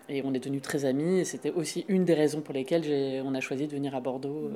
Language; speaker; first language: French; native; French